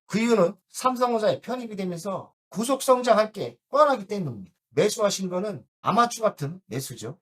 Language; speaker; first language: Korean; native; Korean